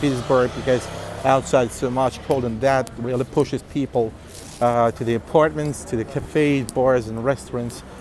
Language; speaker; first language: English; non-native, fluent; Russian